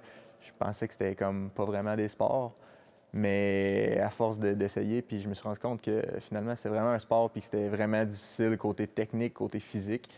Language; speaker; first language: French; native; French